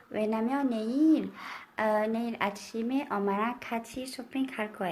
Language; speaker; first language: Korean; early bilingual, heritage; Korean